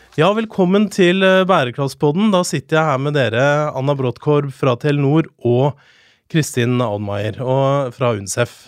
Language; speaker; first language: Norwegian; native; Norwegian